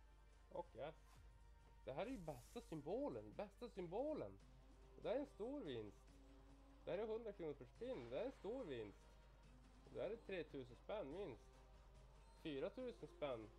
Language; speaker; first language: Swedish; native; Swedish